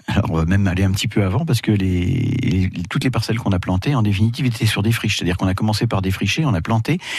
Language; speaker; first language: French; native; French